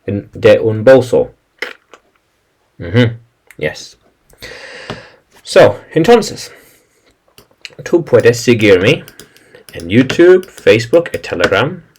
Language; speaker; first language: Spanish; non-native, learner; English